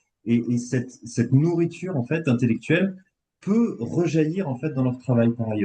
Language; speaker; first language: French; native; French